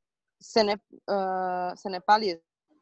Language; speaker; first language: French; non-native, learner; Portuguese